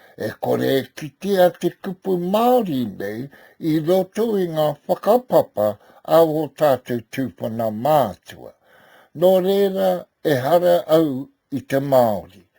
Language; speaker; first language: Māori; native; Māori